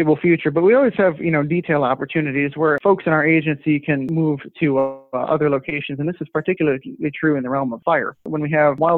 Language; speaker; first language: English; native; English